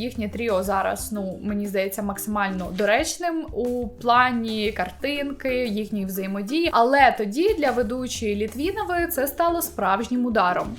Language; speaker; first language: Ukrainian; native; Ukrainian